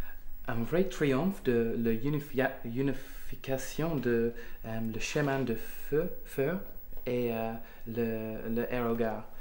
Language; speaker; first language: French; non-native, fluent; English